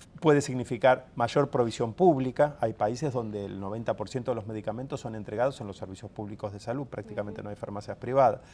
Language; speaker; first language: Spanish; native; Spanish